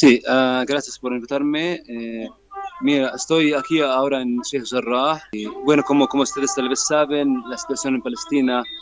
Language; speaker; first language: Spanish; non-native, fluent; Arabic